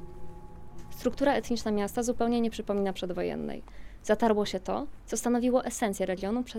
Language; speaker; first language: Polish; native; Polish